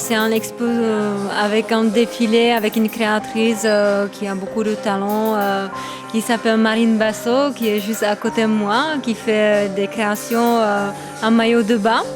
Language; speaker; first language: French; non-native, fluent; Czech